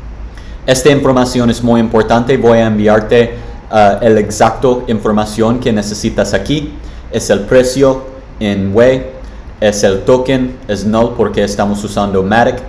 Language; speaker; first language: Spanish; non-native, learner; English